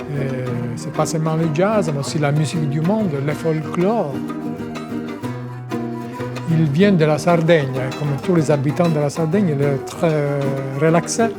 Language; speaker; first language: French; non-native, fluent; Italian